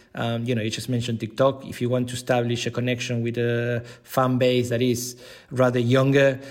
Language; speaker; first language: English; non-native, fluent; Spanish